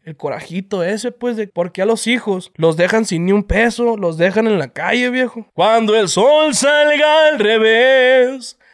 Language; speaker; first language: Spanish; native; Spanish